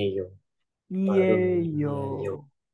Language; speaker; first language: Korean; non-native, learner; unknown